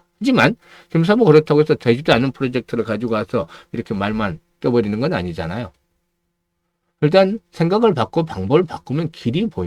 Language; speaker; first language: Korean; native; Korean